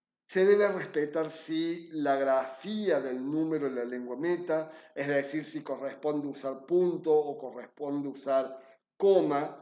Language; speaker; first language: Spanish; native; Spanish